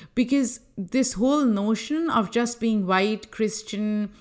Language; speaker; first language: English; non-native, local second language; Urdu